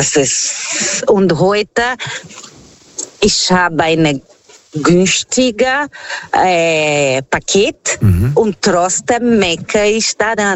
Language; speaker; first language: German; non-native, fluent; Portuguese